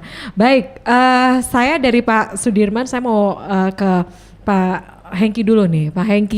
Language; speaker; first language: Indonesian; native; Indonesian